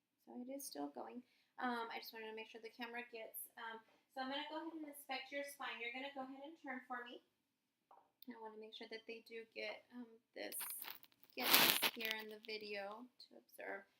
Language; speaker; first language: English; native; English